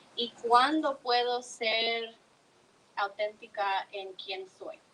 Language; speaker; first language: Spanish; early bilingual, heritage; Spanish